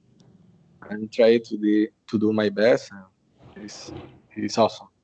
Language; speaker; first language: English; non-native, learner; Spanish